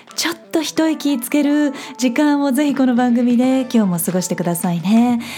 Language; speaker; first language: Japanese; native; Japanese